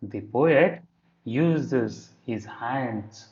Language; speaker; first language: English; non-native, local second language; Kannada